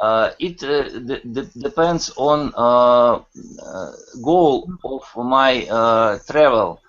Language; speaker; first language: English; non-native, learner; Russian